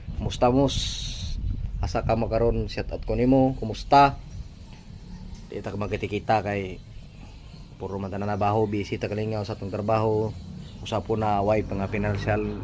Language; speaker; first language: Cebuano; native; Cebuano